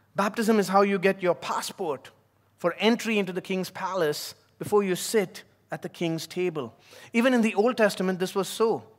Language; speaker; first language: English; non-native, local second language; Tamil